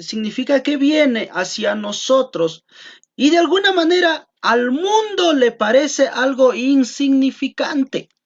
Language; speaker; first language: Spanish; native; Spanish